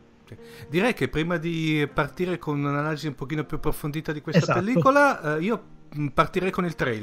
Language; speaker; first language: Italian; native; Italian